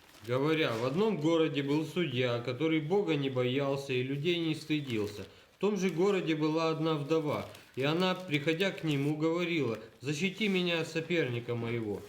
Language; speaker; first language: Russian; native; Russian